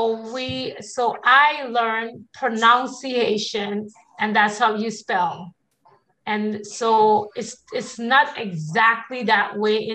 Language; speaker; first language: English; native; English